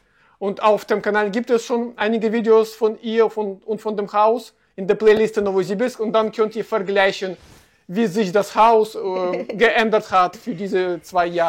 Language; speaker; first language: German; non-native, fluent; Russian